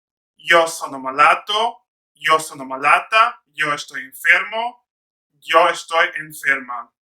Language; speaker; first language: Spanish; non-native, fluent; Portuguese